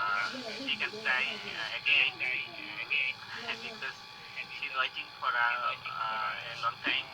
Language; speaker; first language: English; non-native, local second language; Bangla